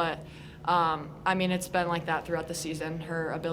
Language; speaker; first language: English; native; English